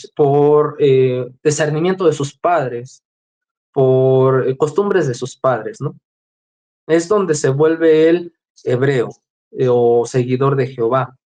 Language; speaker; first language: Spanish; native; Spanish